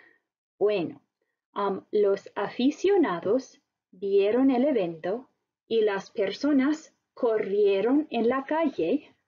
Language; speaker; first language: Spanish; non-native, fluent; English